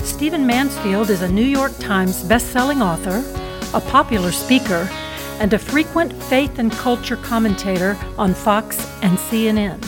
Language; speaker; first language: English; native; English